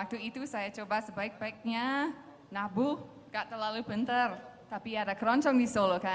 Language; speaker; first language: Indonesian; non-native, fluent; English